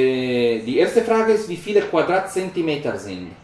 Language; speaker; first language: German; non-native, learner; Spanish